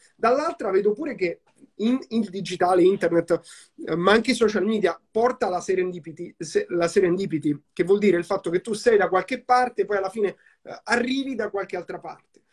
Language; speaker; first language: Italian; native; Italian